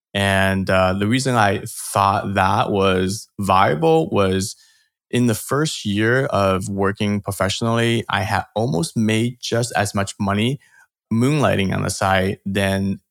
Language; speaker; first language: English; early bilingual, other home language; Chinese